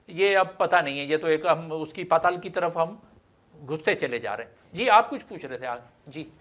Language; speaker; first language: Urdu; native; Urdu